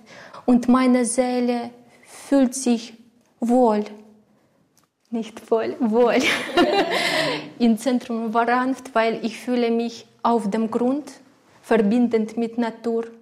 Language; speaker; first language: German; non-native, learner; Ukrainian